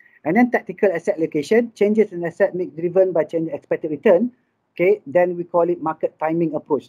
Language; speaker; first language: English; non-native, local second language; Malay